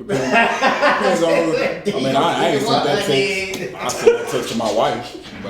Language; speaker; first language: English; native; English